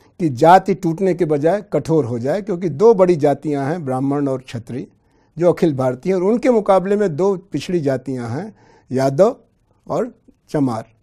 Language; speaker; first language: Hindi; native; Hindi